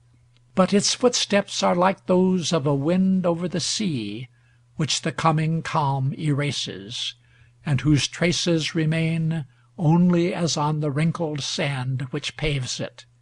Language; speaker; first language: English; native; English